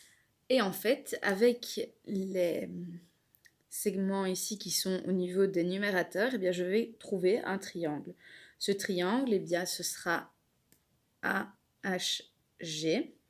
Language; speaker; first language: French; native; French